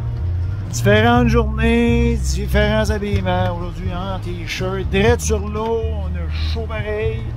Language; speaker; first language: French; native; French